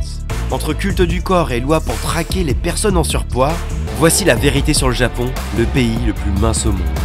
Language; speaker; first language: French; native; French